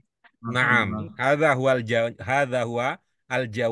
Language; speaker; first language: Arabic; non-native, learner; Indonesian